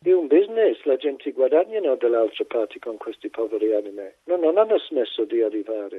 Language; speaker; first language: Italian; non-native, fluent; English